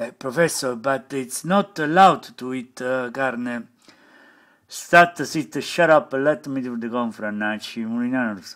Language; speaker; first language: English; non-native, learner; Italian